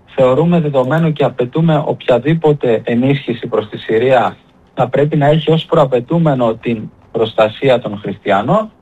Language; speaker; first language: Greek; native; Greek